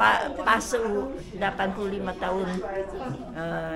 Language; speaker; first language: Indonesian; non-native, local second language; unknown